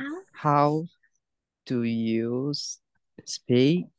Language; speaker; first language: English; non-native, learner; Chinese